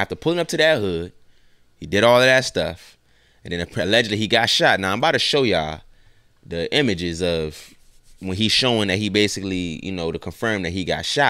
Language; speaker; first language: English; native; English